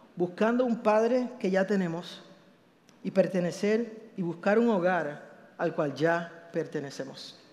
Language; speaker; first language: Spanish; native; Spanish